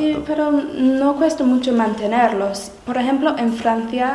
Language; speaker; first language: Spanish; non-native, learner; English